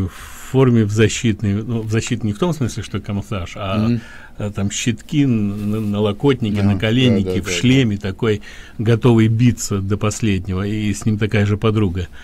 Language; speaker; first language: Russian; native; Russian